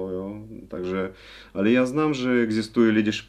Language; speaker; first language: Czech; non-native, learner; Russian